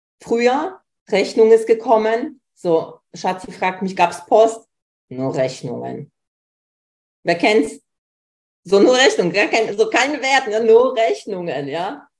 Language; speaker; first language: German; early bilingual, other home language; Polish